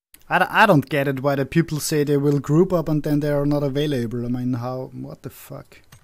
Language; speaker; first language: English; non-native, fluent; German